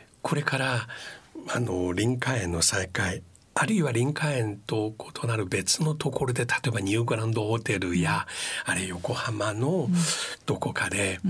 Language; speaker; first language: Japanese; non-native, fluent; Chinese